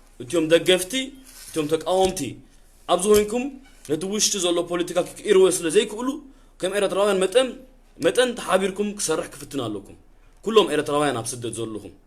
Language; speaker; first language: Tigrinya; early bilingual, heritage; Tigrinya